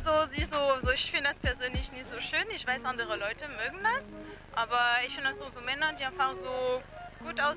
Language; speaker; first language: German; non-native, fluent; French